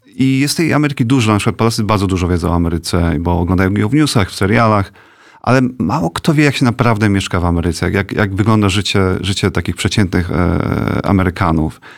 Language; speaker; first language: Polish; native; Polish